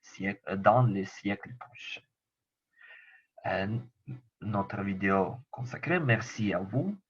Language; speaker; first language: French; non-native, learner; Ukrainian